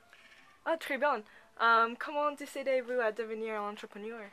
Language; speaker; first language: French; non-native, learner; English